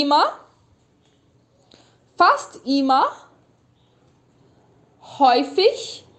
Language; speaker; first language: German; non-native, fluent; Portuguese